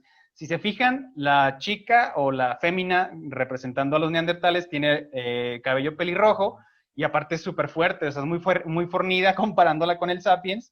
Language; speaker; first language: Spanish; native; Spanish